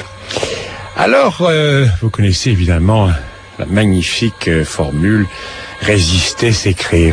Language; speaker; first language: French; native; French